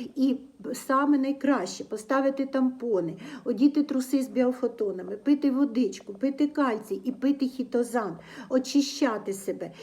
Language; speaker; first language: Ukrainian; non-native, local second language; Russian